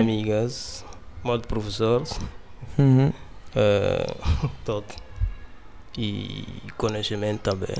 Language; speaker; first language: Catalan; non-native, learner; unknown